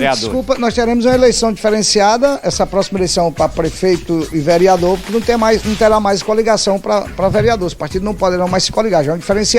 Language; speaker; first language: Portuguese; native; Portuguese